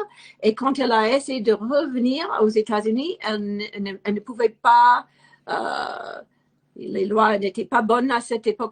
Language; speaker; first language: French; non-native, fluent; English